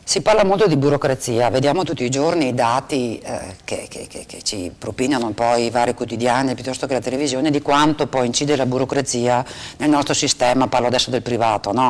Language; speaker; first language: Italian; native; Italian